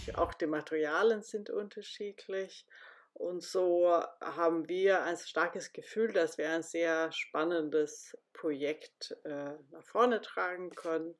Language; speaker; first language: German; non-native, fluent; Swedish